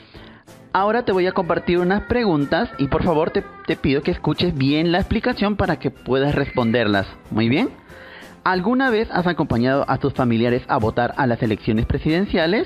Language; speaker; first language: Spanish; native; Spanish